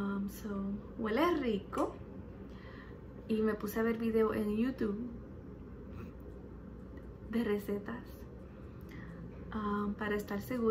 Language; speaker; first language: Spanish; early bilingual, heritage; Spanish